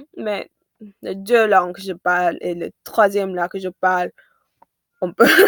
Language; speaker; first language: French; non-native, learner; English